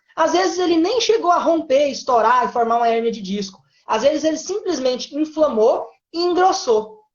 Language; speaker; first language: Portuguese; native; Portuguese